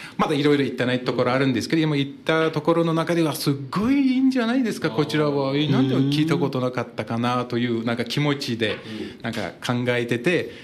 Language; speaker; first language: Japanese; non-native, fluent; Turkish